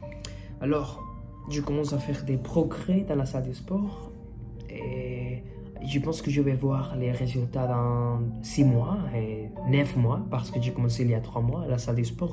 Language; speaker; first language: French; non-native, learner; Spanish